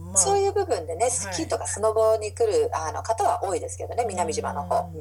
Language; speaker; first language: Japanese; native; Japanese